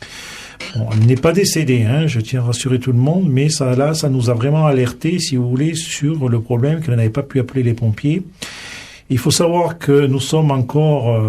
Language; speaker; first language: French; native; French